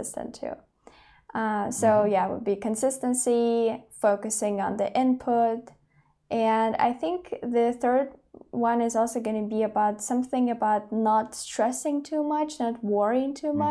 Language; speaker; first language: English; non-native, fluent; Russian